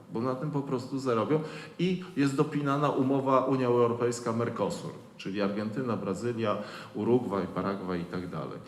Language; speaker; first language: Polish; native; Polish